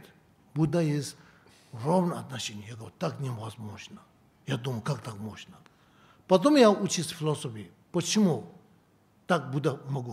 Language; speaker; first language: Russian; non-native, learner; Tibetan